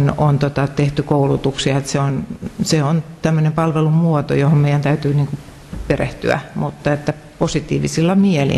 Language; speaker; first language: Finnish; native; Finnish